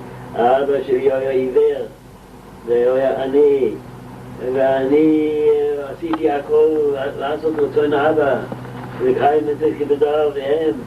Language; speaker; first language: Hebrew; non-native, local second language; Yiddish